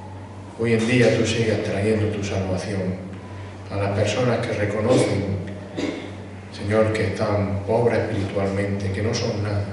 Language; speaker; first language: Spanish; native; Spanish